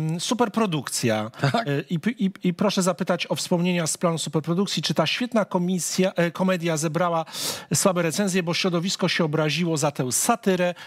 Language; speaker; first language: Polish; native; Polish